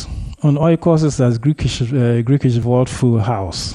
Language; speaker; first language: German; non-native, fluent; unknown